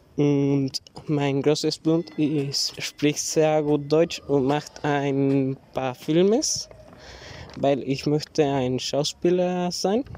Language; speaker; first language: German; non-native, learner; Spanish